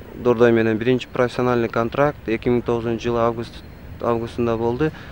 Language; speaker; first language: Kyrgyz; non-native, local second language; Tajik